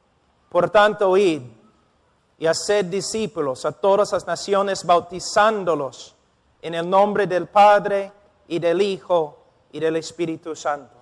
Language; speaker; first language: Spanish; non-native, fluent; English